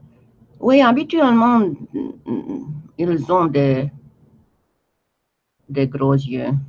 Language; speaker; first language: French; non-native, fluent; Romanian